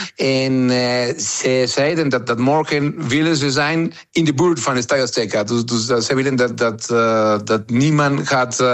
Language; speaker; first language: Dutch; non-native, fluent; Spanish